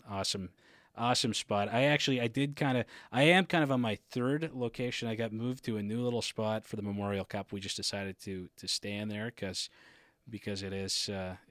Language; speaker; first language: English; native; English